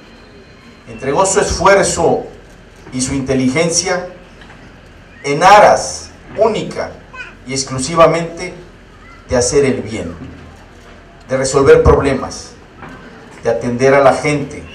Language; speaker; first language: Spanish; native; Spanish